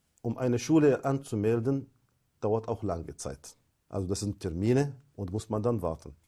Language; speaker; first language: German; non-native, fluent; Arabic